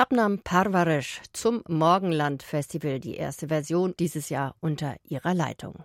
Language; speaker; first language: German; native; German